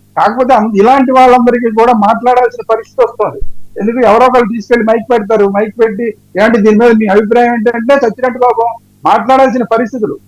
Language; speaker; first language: Telugu; native; Telugu